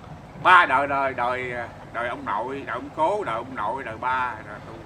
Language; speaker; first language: Vietnamese; native; Vietnamese